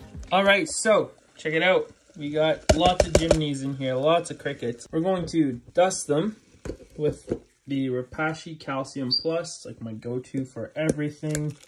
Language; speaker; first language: English; native; English